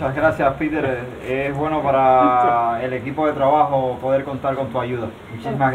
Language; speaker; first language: Spanish; native; Spanish